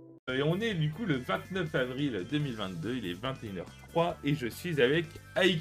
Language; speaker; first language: French; native; French